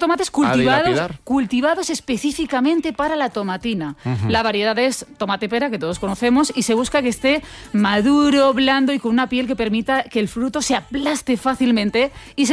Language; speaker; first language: Spanish; native; Spanish